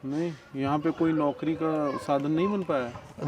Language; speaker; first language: Hindi; native; Hindi